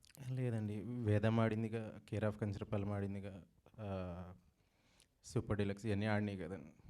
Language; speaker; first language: Telugu; native; Telugu